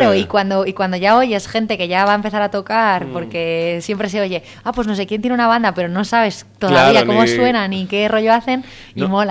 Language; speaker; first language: Spanish; native; Spanish